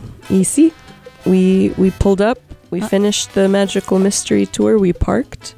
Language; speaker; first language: English; native; English